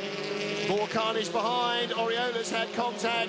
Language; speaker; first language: English; native; English